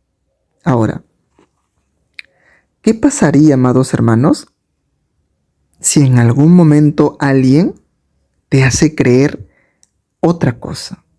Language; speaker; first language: Spanish; native; Spanish